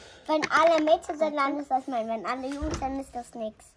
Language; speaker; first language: German; early bilingual, other home language; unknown